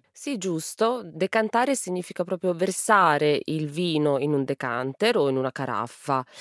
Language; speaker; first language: Italian; native; Italian